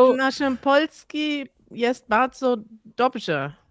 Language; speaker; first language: Polish; non-native, learner; German